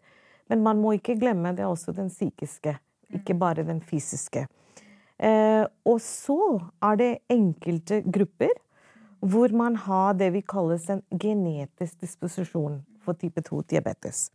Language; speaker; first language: Norwegian; non-native, fluent; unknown